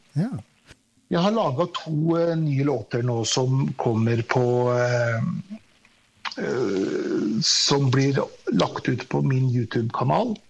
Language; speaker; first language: Norwegian; early bilingual, other home language; Persian